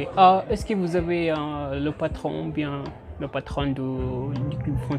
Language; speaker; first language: French; non-native, fluent; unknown